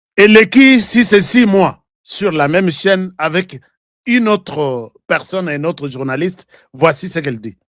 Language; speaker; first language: French; non-native, local second language; Lingala